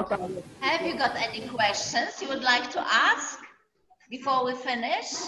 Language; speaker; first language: English; non-native, fluent; Polish